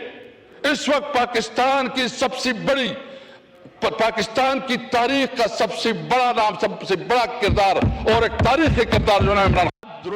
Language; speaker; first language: Urdu; non-native, local second language; Pashto